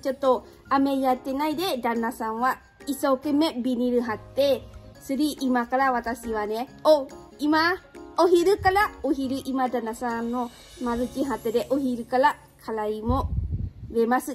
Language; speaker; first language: Japanese; non-native, learner; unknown